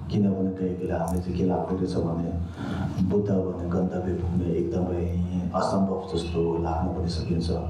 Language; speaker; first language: Nepali; non-native, local second language; Tibetan